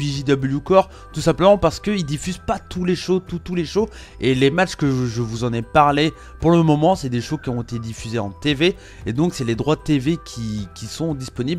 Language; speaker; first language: French; native; French